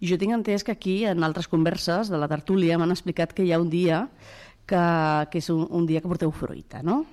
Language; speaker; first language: Catalan; native; Catalan